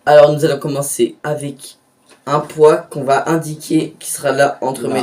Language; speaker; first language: French; native; French